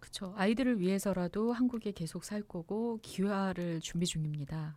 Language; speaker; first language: Korean; native; Korean